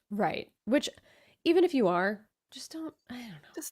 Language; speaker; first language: English; native; English